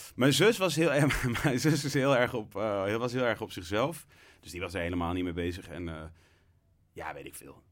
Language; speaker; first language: Dutch; native; Dutch